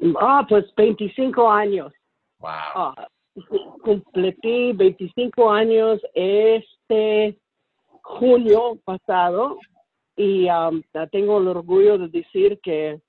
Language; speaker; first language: Spanish; early bilingual, heritage; Spanish